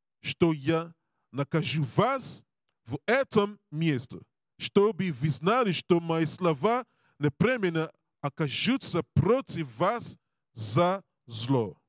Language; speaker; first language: Russian; non-native, learner; English